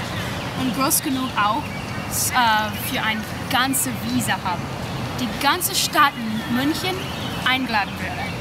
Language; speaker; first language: German; non-native, learner; English